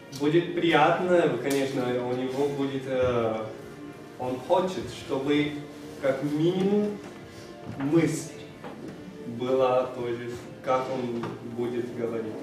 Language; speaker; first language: Russian; non-native, fluent; Portuguese